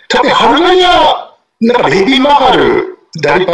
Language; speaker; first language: Indonesian; native; Indonesian